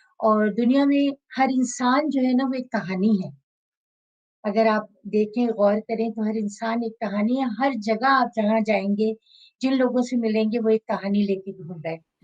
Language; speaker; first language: Urdu; native; Urdu